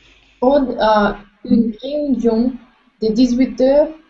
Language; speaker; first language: French; non-native, learner; Russian